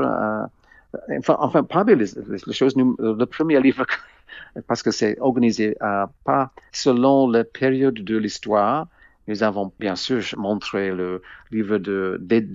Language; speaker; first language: French; non-native, fluent; English